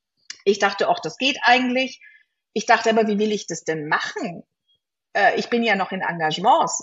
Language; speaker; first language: German; native; German